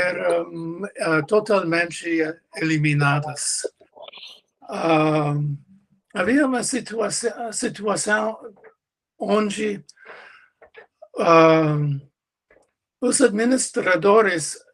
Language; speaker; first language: Portuguese; non-native, learner; English